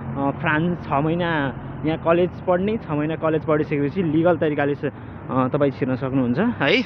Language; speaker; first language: Nepali; native; Nepali